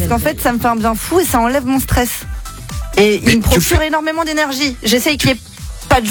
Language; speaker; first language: French; native; French